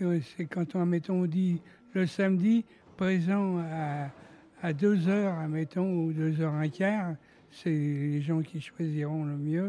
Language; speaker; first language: French; native; French